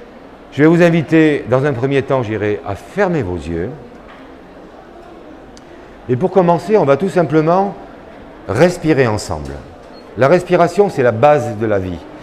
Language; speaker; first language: French; native; French